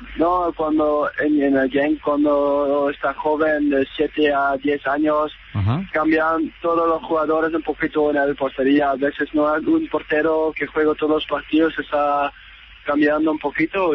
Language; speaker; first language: Spanish; non-native, learner; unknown